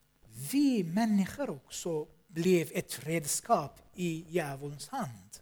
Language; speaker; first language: Swedish; non-native, fluent; Armenian